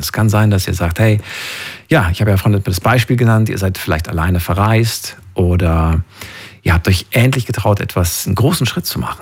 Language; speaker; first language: German; native; German